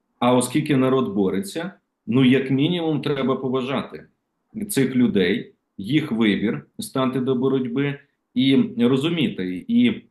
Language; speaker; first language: Ukrainian; native; Ukrainian